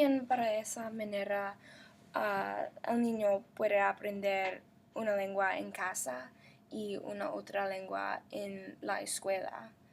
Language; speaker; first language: Spanish; non-native, learner; English